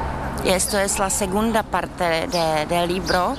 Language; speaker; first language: Spanish; non-native, fluent; Czech